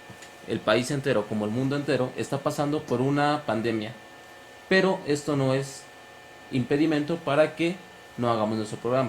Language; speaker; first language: Spanish; native; Spanish